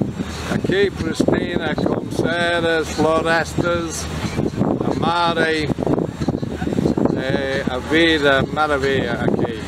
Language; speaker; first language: Portuguese; non-native, learner; English